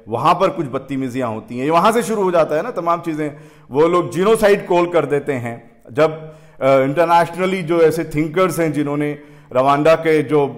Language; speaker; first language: Hindi; native; Hindi